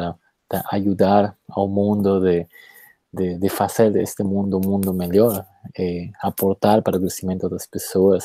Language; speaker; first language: Portuguese; non-native, fluent; Spanish